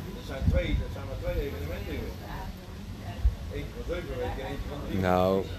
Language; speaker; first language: Dutch; non-native, fluent; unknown